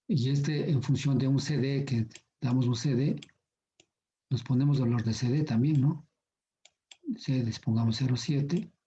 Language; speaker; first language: Spanish; native; Spanish